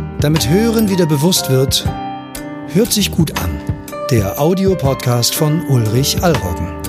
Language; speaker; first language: German; native; German